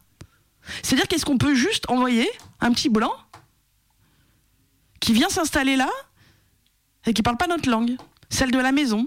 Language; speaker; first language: French; native; French